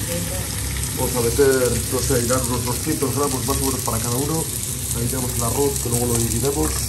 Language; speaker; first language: Spanish; native; Spanish